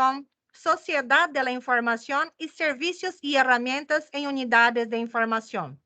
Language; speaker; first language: Spanish; non-native, fluent; Portuguese